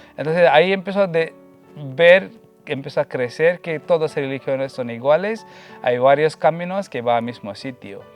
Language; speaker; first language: Spanish; non-native, fluent; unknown